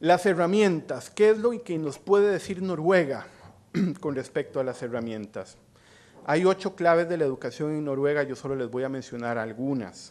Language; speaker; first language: Spanish; native; Spanish